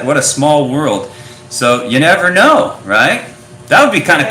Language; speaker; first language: English; native; English